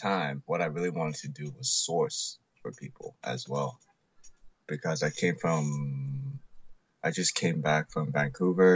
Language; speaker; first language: English; native; English